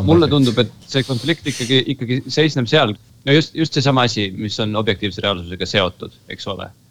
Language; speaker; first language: Estonian; native; Estonian